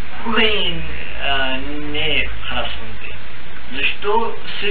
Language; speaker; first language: Bulgarian; non-native, learner; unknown